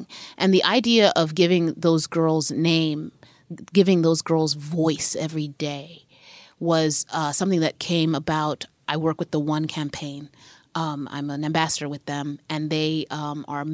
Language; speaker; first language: English; native; English